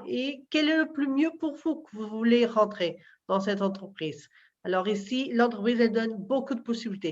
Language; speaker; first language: French; non-native, fluent; Portuguese